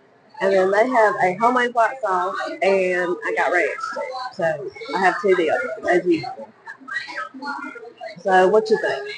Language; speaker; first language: English; native; English